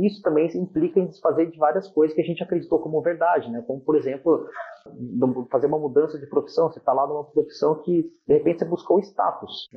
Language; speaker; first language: Portuguese; native; Portuguese